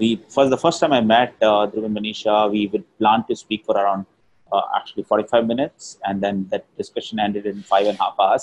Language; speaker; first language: English; non-native, local second language; Hindi